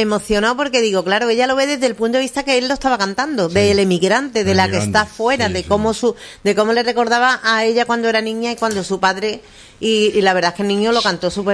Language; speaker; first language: Spanish; native; Spanish